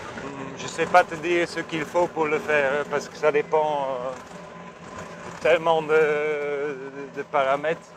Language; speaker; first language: French; non-native, local second language; Dutch